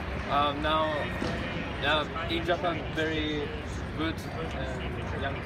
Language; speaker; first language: English; non-native, learner; Japanese